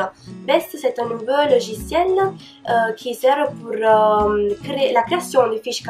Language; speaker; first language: French; non-native, learner; Italian